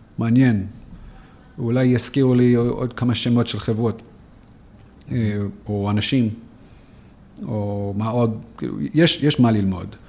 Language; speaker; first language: Hebrew; non-native, fluent; English